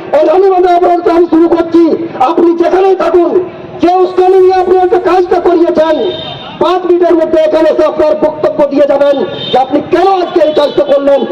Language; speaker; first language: Bangla; non-native, local second language; Santali